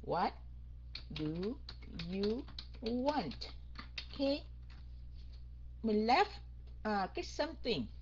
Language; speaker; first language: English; non-native, fluent; Vietnamese